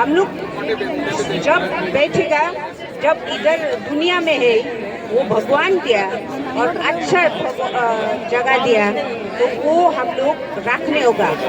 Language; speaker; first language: Hindi; non-native, local second language; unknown